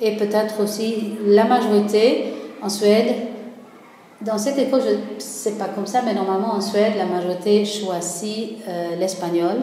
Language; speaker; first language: French; non-native, fluent; Swedish